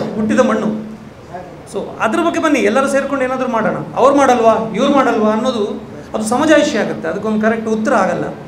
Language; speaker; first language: Kannada; non-native, local second language; Tulu